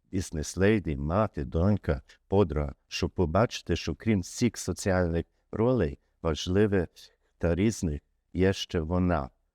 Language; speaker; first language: Ukrainian; early bilingual, heritage; Ukrainian